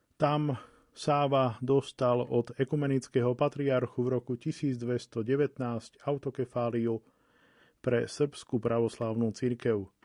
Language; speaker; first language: Slovak; native; Slovak